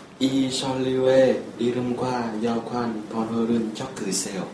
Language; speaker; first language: Korean; non-native, learner; Vietnamese